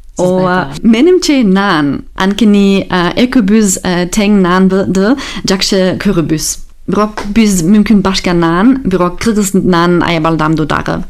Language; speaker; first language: Kyrgyz; non-native, learner; German